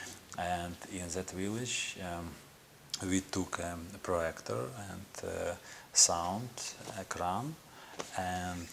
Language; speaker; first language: English; non-native, learner; Ukrainian